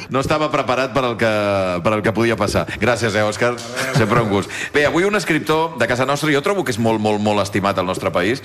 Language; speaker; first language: Catalan; native; Catalan